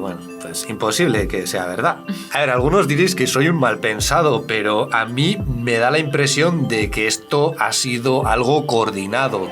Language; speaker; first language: Spanish; native; Spanish